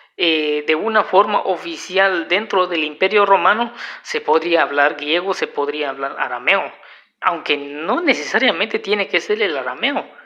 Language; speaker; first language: Spanish; non-native, local second language; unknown